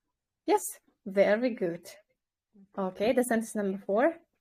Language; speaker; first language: English; non-native, fluent; Kyrgyz